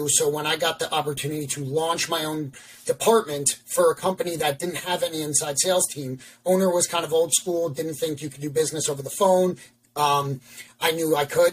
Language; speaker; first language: English; native; English